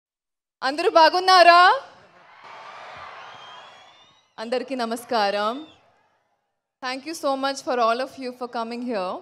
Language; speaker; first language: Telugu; non-native, learner; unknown